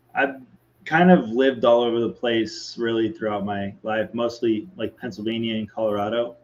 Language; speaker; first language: English; native; English